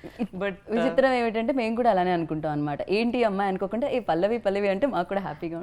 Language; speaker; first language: Telugu; native; Telugu